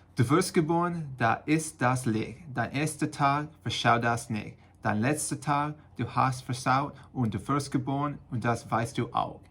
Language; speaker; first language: German; non-native, learner; English